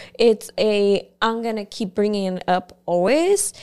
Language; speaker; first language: English; early bilingual, other home language; Spanish